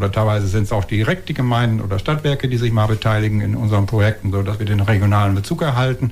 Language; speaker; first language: German; native; German